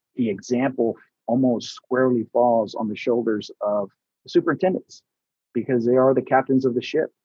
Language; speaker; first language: English; early bilingual, other home language; Spanish